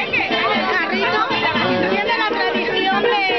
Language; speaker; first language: Spanish; native; Spanish